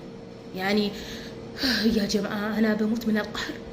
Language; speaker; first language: Arabic; non-native, fluent; Amharic